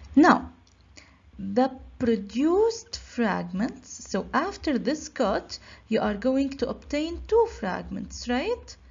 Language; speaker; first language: English; non-native, local second language; Arabic